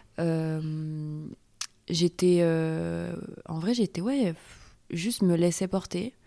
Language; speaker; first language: French; native; French